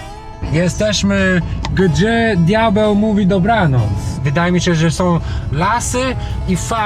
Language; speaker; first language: Polish; non-native, learner; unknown